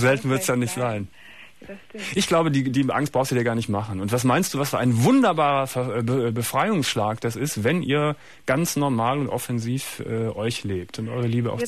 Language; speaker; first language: German; native; German